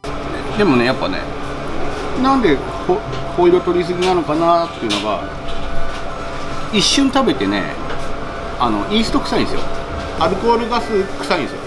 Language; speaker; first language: Japanese; native; Japanese